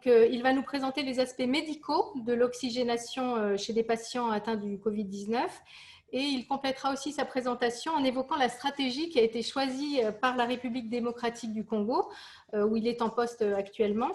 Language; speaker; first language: French; native; French